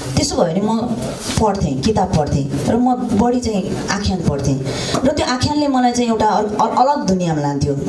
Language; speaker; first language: Nepali; native; Nepali